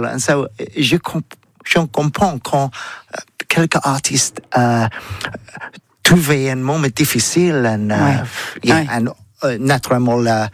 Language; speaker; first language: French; non-native, learner; English